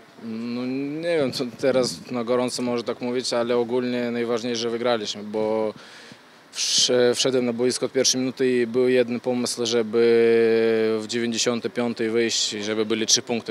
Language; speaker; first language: Polish; non-native, fluent; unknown